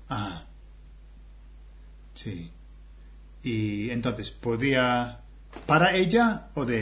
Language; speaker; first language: Spanish; non-native, fluent; English